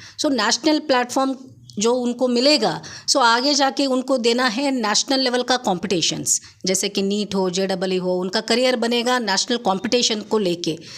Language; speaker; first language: Hindi; non-native, local second language; Kannada